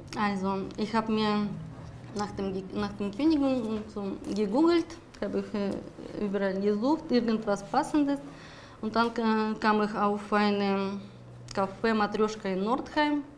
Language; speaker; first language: German; non-native, fluent; Russian